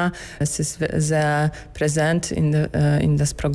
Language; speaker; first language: German; non-native, fluent; Polish